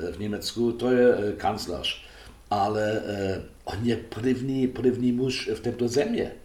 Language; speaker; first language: Czech; non-native, fluent; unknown